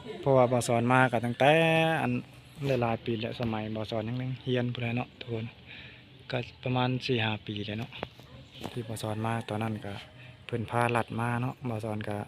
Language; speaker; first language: Thai; non-native, local second language; Lao